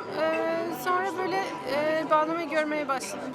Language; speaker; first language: Turkish; non-native, fluent; Polish